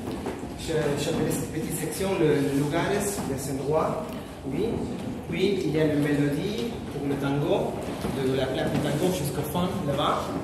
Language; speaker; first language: French; non-native, fluent; Spanish